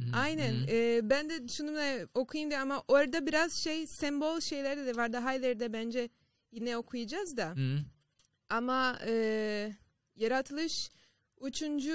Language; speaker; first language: Turkish; non-native, fluent; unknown